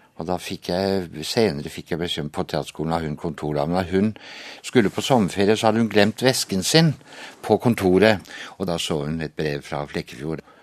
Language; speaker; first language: Norwegian; native; Norwegian